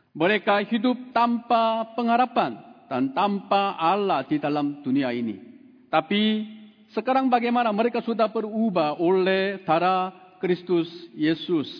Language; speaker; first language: Indonesian; non-native, fluent; Korean